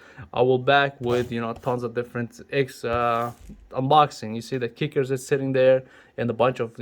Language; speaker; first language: English; non-native, local second language; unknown